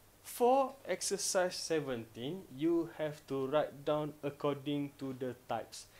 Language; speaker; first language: English; non-native, local second language; Malay